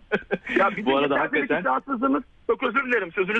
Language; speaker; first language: Turkish; native; Turkish